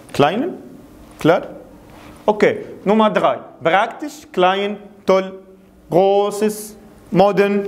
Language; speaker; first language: German; non-native, fluent; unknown